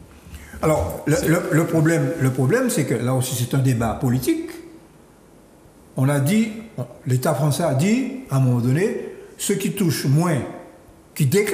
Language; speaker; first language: French; native; French